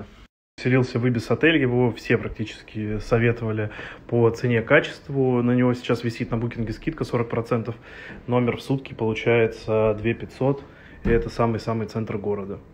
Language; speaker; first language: Russian; native; Russian